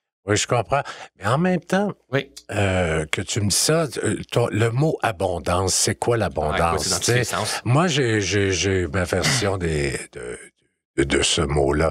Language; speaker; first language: French; native; French